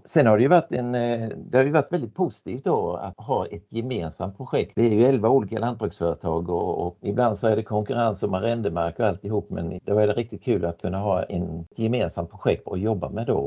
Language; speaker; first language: Swedish; native; Swedish